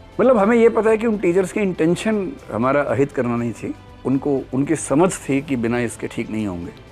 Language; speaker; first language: Hindi; native; Hindi